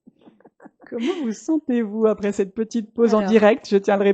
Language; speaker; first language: French; native; French